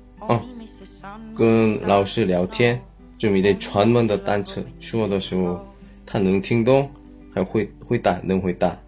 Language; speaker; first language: Chinese; non-native, learner; Korean